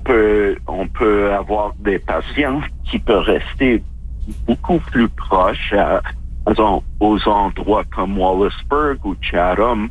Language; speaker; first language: French; non-native, local second language; English